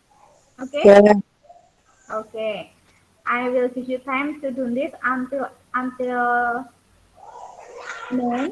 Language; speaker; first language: English; non-native, learner; Indonesian